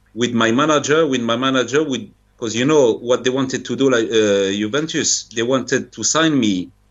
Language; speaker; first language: English; non-native, fluent; French